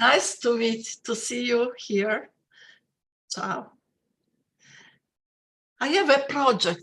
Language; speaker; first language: English; non-native, fluent; Italian